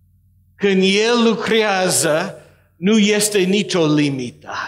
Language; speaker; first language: Romanian; non-native, learner; English